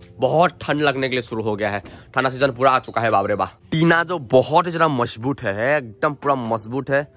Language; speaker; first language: Hindi; non-native, local second language; Assamese